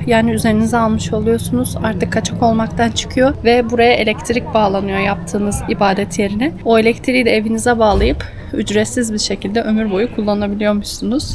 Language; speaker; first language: Turkish; native; Turkish